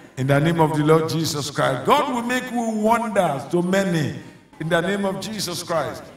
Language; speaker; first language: English; non-native, local second language; Yoruba